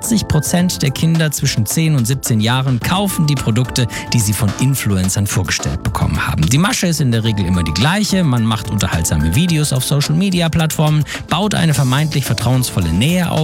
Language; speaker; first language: German; native; German